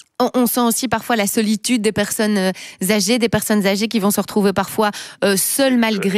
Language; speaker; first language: French; native; French